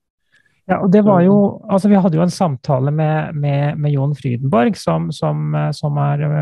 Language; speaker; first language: Norwegian; native; Norwegian